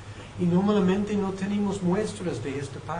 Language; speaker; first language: Spanish; non-native, fluent; French